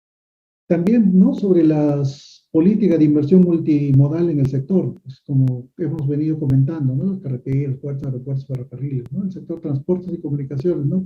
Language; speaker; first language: Spanish; native; Spanish